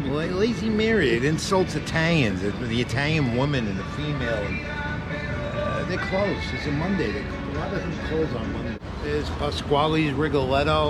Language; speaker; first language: English; native; English